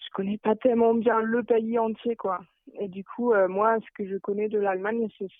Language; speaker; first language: French; non-native, fluent; German